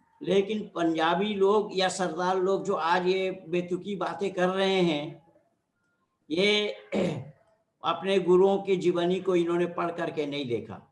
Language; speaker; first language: Hindi; non-native, local second language; Bangla